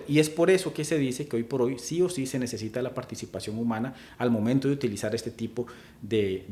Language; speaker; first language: Spanish; native; Spanish